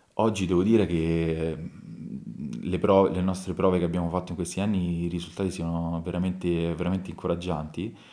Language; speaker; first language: Italian; native; Italian